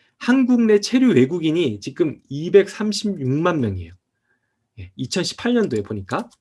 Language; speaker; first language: Korean; native; Korean